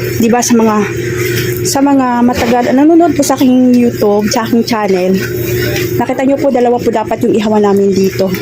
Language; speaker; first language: Filipino; non-native, local second language; Cebuano